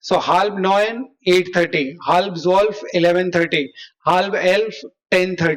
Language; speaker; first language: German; non-native, learner; Hindi